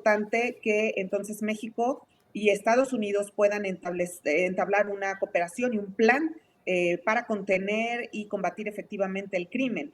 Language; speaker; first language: Spanish; native; Spanish